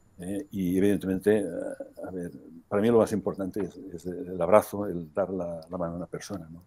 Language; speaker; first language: Spanish; native; Spanish